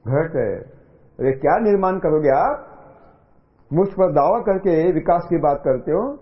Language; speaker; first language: Hindi; non-native, local second language; Marathi